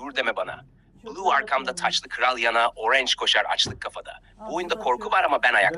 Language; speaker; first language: Turkish; native; Turkish